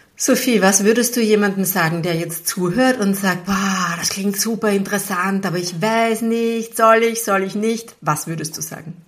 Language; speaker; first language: German; native; German